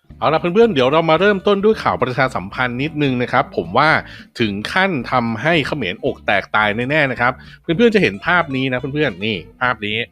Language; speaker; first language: Thai; native; Thai